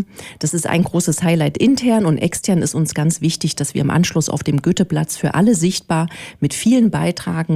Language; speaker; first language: German; native; German